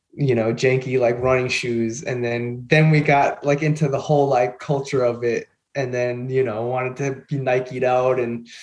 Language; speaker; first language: English; native; English